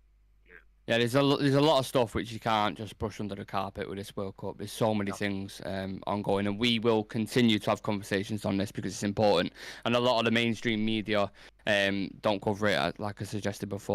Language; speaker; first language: English; native; English